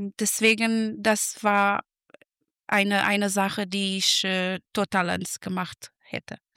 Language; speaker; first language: German; non-native, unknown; Portuguese